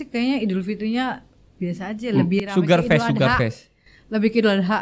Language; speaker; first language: Indonesian; native; Indonesian